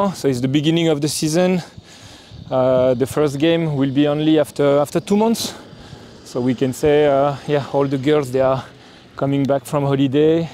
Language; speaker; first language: English; non-native, fluent; French